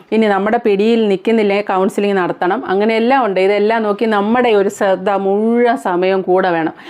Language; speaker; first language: Malayalam; native; Malayalam